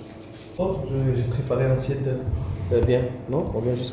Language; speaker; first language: French; non-native, learner; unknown